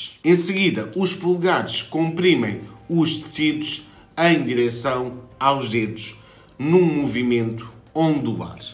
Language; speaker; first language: Portuguese; native; Portuguese